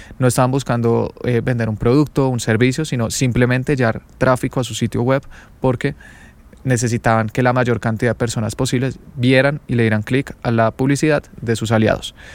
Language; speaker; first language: Spanish; native; Spanish